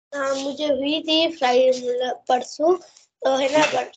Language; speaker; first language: Hindi; native; Hindi